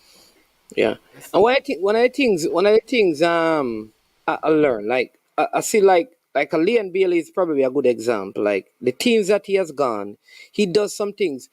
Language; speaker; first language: English; non-native, local second language; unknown